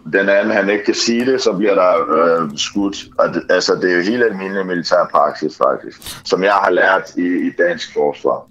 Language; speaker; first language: Danish; early bilingual, other home language; Ukrainian